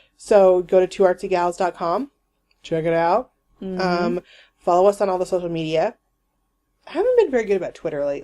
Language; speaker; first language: English; native; English